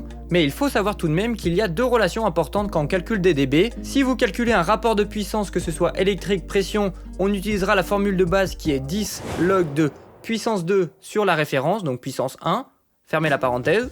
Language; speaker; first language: French; native; French